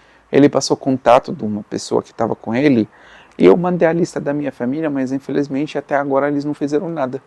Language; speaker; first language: Portuguese; non-native, fluent; Arabic